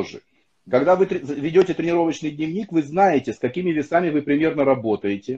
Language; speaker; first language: Russian; native; Russian